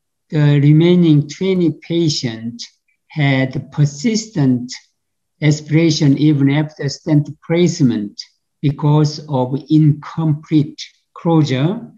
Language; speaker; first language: English; non-native, fluent; Korean